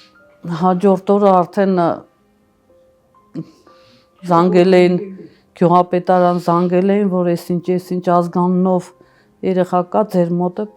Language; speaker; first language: Armenian; native; Armenian